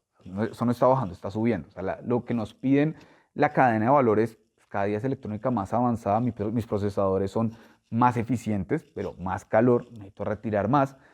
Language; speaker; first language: Spanish; native; Spanish